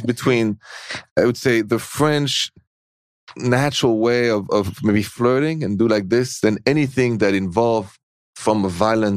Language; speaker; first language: English; non-native, fluent; French